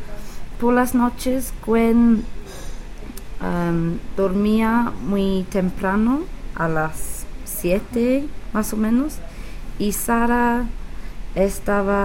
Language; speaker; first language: Spanish; non-native, learner; English